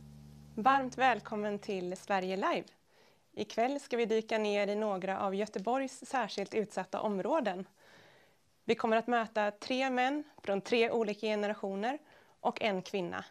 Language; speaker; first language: Swedish; native; Swedish